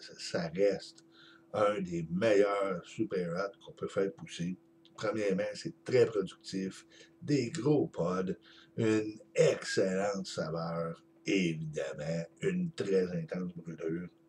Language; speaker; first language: French; native; French